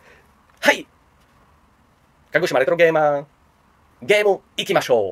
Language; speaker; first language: Japanese; non-native, learner; Czech